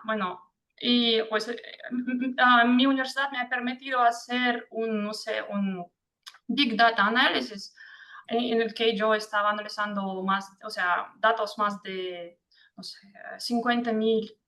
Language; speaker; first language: Spanish; non-native, fluent; Russian